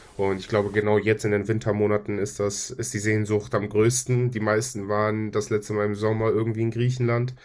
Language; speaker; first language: German; native; German